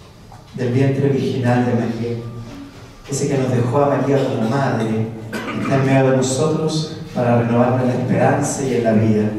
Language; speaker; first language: Spanish; native; Spanish